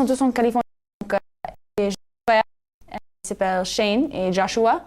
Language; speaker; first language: French; non-native, learner; English